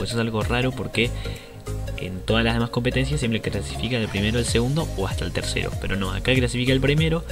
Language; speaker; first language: Spanish; native; Spanish